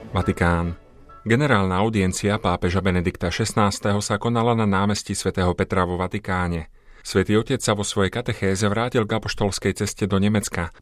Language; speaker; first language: Slovak; native; Slovak